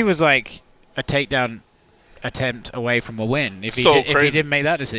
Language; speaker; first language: English; native; English